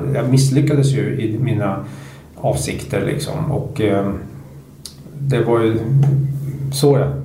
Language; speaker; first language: Swedish; native; Swedish